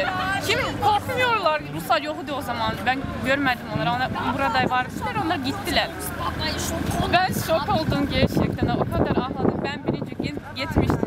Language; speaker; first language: Turkish; early bilingual, heritage; Turkish